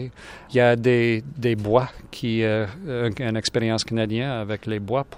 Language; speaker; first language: French; non-native, local second language; English